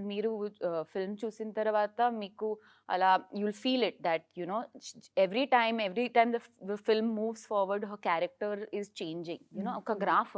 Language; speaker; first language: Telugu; non-native, local second language; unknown